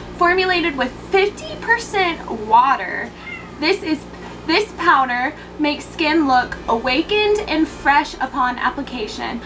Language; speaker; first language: English; native; English